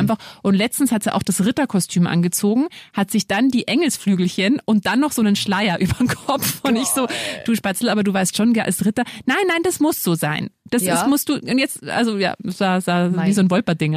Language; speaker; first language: German; native; German